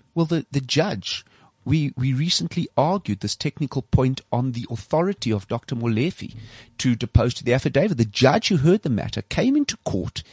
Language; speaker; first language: English; native; English